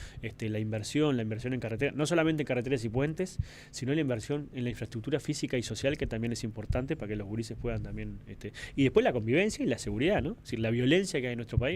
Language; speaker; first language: Spanish; native; Spanish